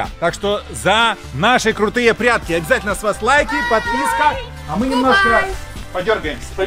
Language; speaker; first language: Russian; native; Russian